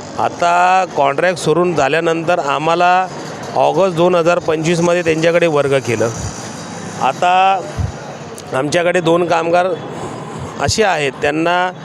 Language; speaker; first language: Marathi; native; Marathi